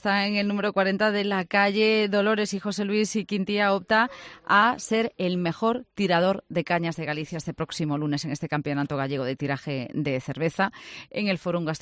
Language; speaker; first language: Spanish; native; Spanish